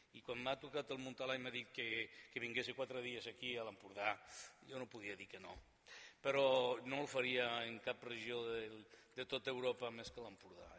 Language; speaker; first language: Catalan; non-native, learner; Spanish